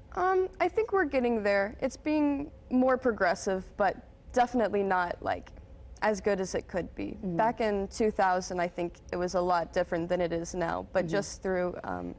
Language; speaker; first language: English; native; English